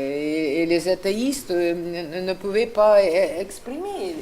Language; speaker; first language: French; non-native, fluent; Russian